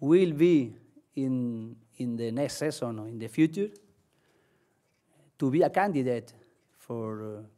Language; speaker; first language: English; non-native, learner; Spanish